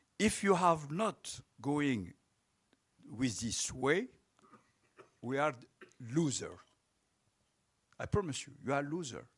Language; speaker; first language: English; non-native, local second language; French